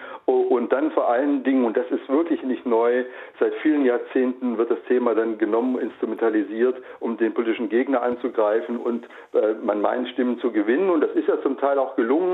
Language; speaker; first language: German; native; German